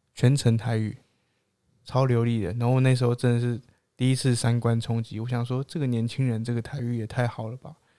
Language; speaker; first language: Chinese; native; Chinese